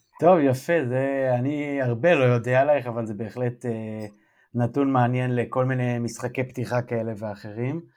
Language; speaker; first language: Hebrew; native; Hebrew